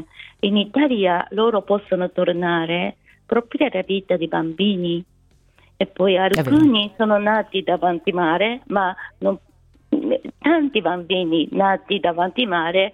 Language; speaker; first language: Italian; non-native, fluent; Japanese